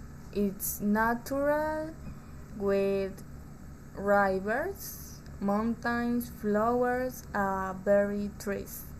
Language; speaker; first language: English; non-native, learner; Spanish